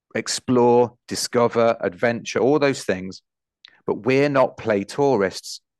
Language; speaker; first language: English; native; English